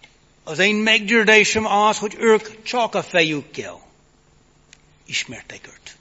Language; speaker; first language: Hungarian; non-native, fluent; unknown